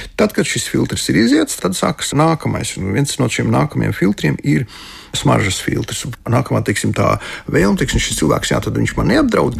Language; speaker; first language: Latvian; non-native, local second language; Russian